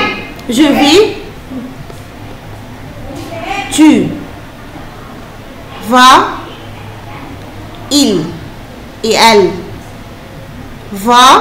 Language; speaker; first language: French; non-native, fluent; Arabic